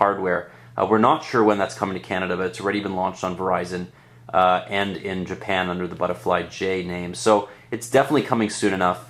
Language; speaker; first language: English; native; English